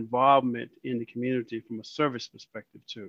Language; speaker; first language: English; native; English